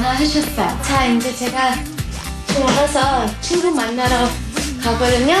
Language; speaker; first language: Korean; early bilingual, heritage; Korean